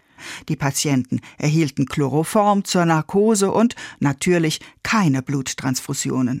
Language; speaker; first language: German; native; German